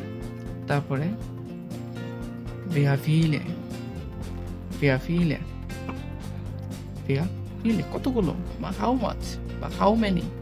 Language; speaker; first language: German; non-native, learner; Bangla